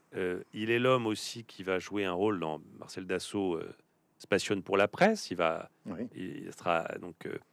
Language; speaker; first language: French; native; French